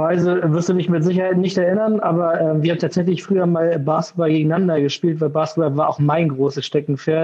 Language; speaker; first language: German; native; German